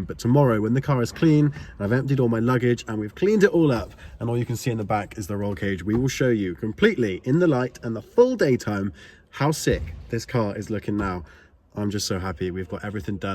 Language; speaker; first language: English; native; English